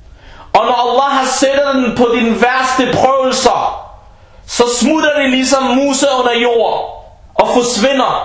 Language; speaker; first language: Danish; early bilingual, other home language; Arabic